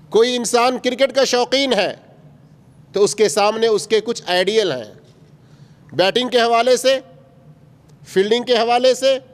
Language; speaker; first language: Urdu; native; Urdu